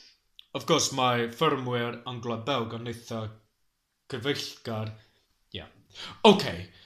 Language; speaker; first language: Welsh; non-native, learner; English